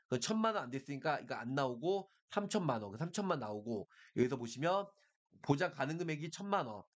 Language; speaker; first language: Korean; native; Korean